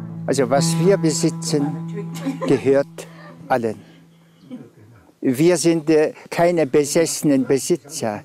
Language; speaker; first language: German; non-native, fluent; Tuvinian